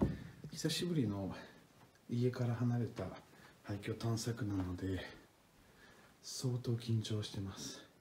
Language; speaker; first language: Japanese; non-native, fluent; French